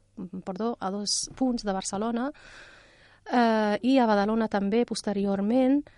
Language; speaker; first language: Catalan; non-native, fluent; Riffian